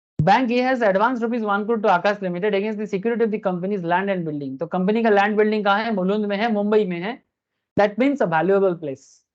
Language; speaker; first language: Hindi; non-native, local second language; Bangla